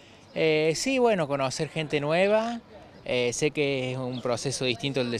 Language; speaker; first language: Spanish; native; Spanish